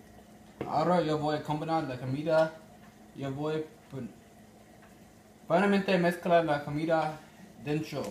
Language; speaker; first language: Spanish; non-native, learner; English